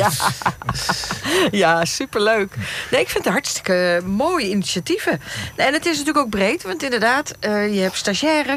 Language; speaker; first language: Dutch; native; Dutch